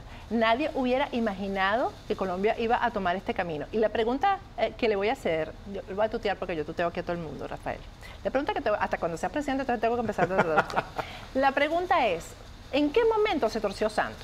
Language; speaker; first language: Spanish; native; Spanish